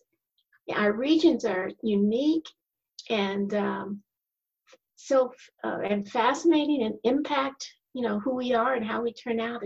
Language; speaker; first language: English; native; English